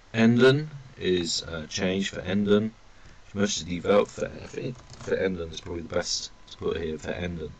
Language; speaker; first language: German; non-native, fluent; English